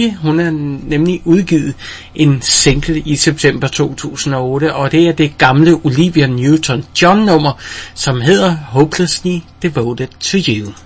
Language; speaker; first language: Danish; native; Danish